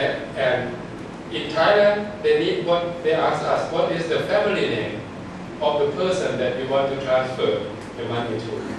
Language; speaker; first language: English; non-native, fluent; Thai